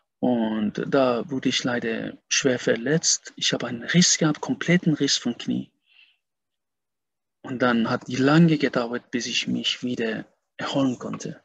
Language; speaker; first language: German; non-native, fluent; Persian